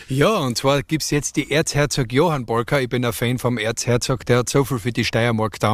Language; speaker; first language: German; native; German